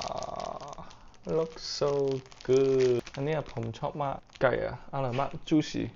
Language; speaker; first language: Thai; non-native, learner; Cantonese